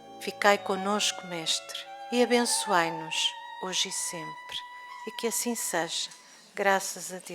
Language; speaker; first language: Portuguese; native; Portuguese